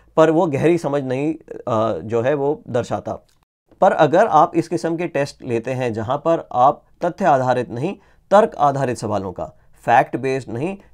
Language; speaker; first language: Hindi; native; Hindi